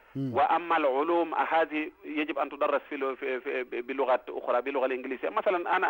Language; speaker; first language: Arabic; non-native, fluent; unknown